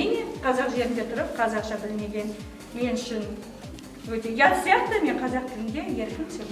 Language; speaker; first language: Kazakh; non-native, local second language; Russian